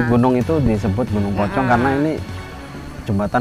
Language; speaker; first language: Indonesian; native; Indonesian